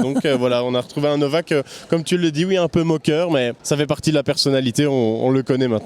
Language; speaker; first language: French; native; French